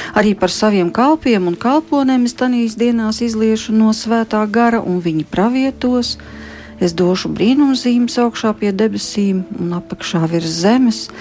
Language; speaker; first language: Latvian; native; Latvian